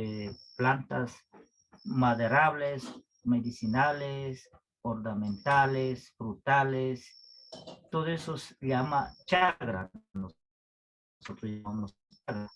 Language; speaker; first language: Spanish; non-native, local second language; Quechua